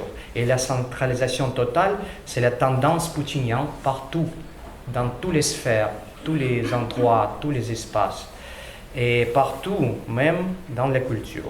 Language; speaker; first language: French; non-native, learner; Russian